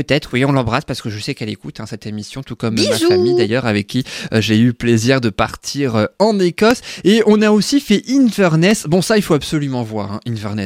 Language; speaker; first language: French; native; French